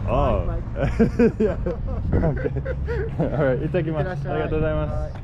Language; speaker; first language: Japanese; non-native, learner; English